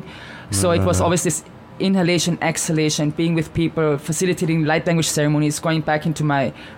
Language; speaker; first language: English; non-native, fluent; German